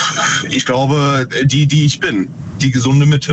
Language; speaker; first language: German; native; German